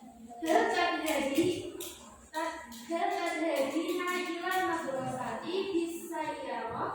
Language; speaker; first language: Arabic; non-native, learner; Indonesian